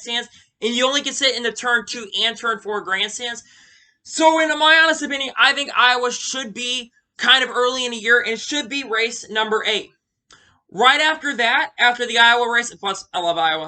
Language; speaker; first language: English; native; English